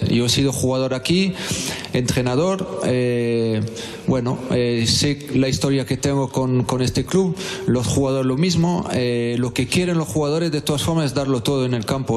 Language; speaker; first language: Spanish; non-native, fluent; French